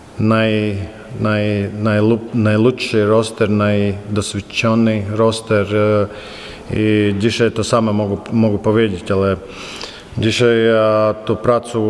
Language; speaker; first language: Polish; non-native, learner; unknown